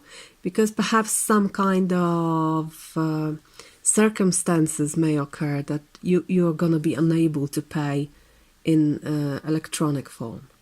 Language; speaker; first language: English; non-native, fluent; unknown